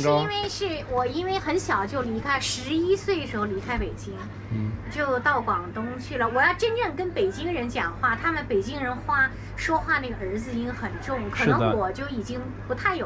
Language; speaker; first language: Chinese; native; Chinese